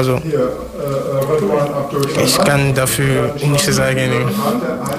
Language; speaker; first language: German; non-native, learner; French